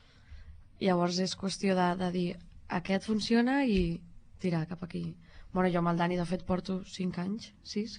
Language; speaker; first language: Catalan; native; Catalan